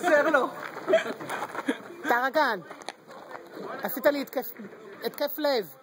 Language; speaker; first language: Hebrew; native; Hebrew